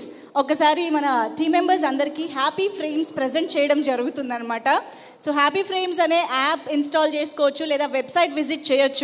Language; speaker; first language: Telugu; native; Telugu